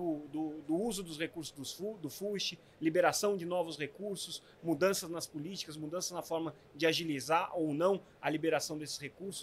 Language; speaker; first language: Portuguese; native; Portuguese